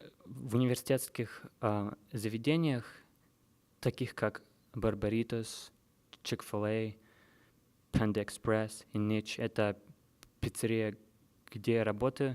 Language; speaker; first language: Russian; early bilingual, heritage; Russian